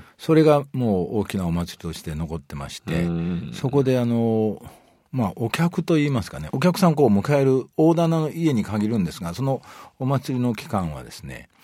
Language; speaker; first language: Japanese; native; Japanese